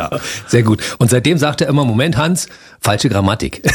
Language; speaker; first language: German; native; German